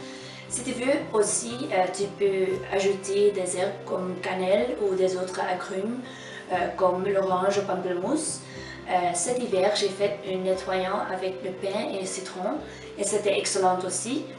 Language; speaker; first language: French; non-native, fluent; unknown